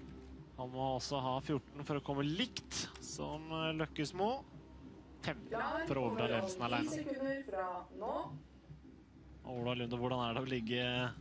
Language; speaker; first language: Norwegian; native; Norwegian